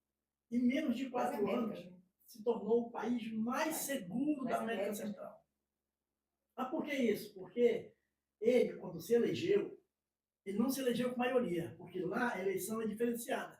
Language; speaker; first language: Portuguese; native; Portuguese